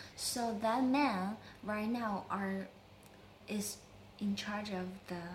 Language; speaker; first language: English; non-native, learner; Chinese